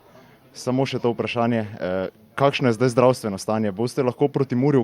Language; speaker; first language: Slovenian; native; Slovenian